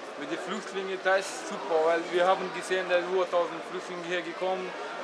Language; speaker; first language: German; non-native, learner; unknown